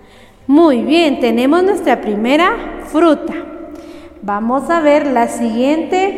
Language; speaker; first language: Spanish; non-native, local second language; Kaqchikel